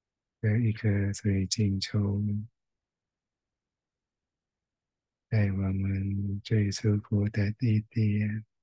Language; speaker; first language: Chinese; non-native, fluent; Thai